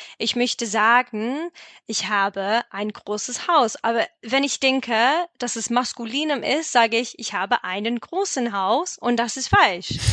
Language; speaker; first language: German; non-native, fluent; English